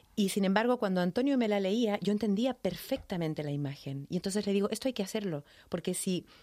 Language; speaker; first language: Spanish; native; Spanish